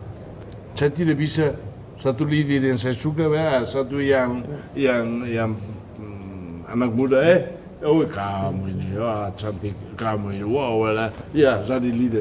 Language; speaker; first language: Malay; non-native, fluent; Tetum